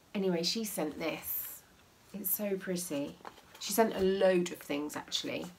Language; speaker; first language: English; native; English